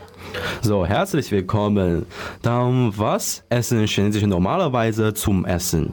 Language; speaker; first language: German; non-native, learner; Chinese